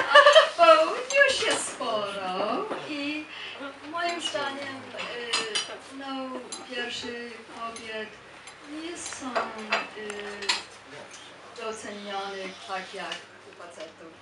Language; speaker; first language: Polish; non-native, fluent; English